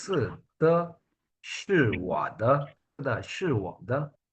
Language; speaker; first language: Chinese; non-native, fluent; Hindi